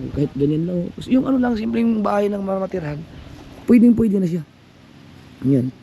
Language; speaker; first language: Filipino; non-native, local second language; Cebuano